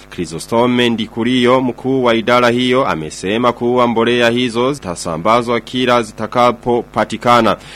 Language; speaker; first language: Swahili; non-native, local second language; Rundi